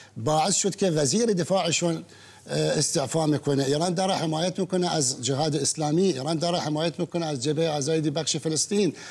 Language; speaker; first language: Persian; non-native, local second language; Arabic